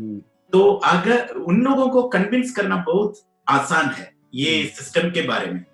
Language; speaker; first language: Hindi; non-native, local second language; Malayalam